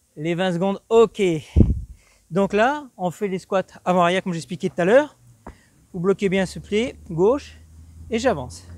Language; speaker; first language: French; native; French